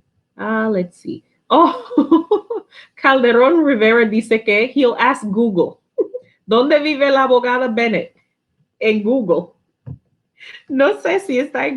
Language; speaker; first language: Spanish; non-native, learner; English